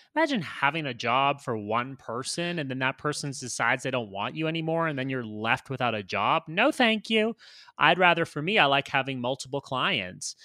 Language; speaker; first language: English; native; English